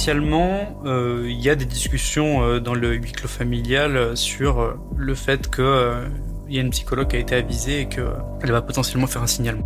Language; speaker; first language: French; native; French